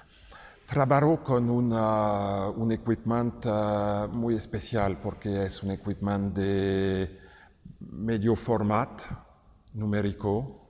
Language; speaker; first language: Spanish; non-native, learner; French